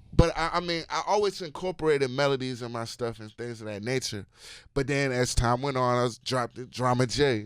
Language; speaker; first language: English; native; English